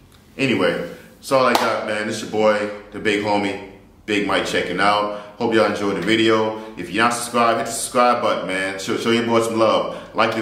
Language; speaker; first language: English; native; English